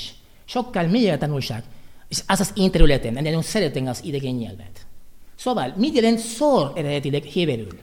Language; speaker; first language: Hungarian; non-native, learner; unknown